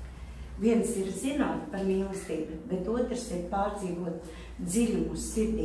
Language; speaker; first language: Latvian; non-native, local second language; Russian